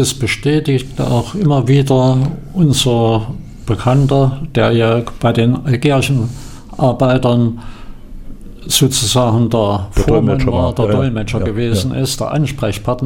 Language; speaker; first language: German; native; German